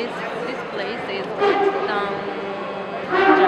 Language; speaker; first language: English; non-native, learner; Japanese